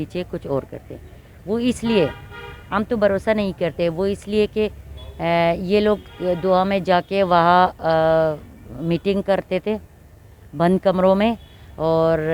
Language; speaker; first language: Hindi; non-native, fluent; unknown